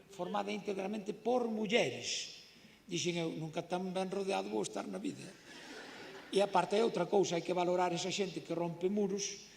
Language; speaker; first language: Galician; native; Galician